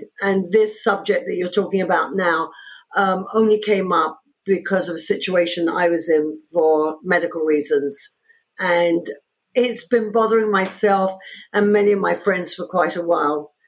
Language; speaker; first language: English; native; English